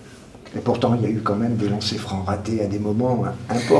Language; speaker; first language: French; native; French